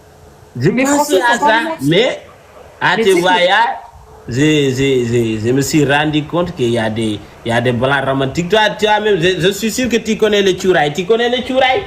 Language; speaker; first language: French; non-native, local second language; Fula